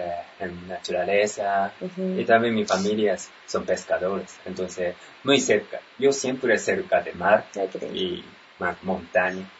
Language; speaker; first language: Spanish; non-native, learner; Japanese